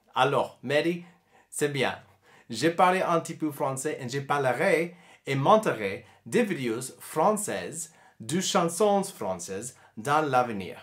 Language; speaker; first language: French; non-native, learner; English